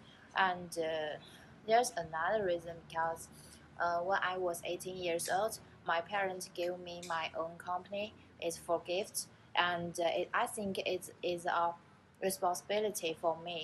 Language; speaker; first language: English; non-native, learner; Chinese